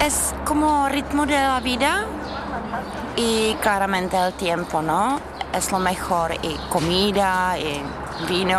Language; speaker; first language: Spanish; non-native, learner; Czech